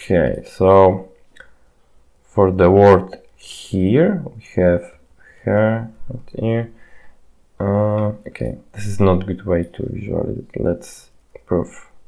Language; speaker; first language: English; non-native, fluent; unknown